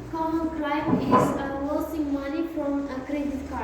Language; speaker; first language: English; non-native, fluent; Uzbek